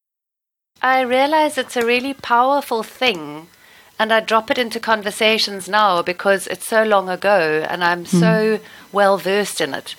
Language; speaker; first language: English; native; English